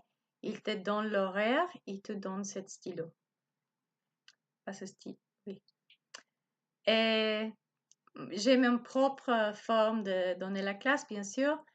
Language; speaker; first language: French; non-native, learner; Spanish